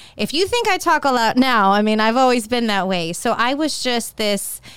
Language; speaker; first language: English; native; English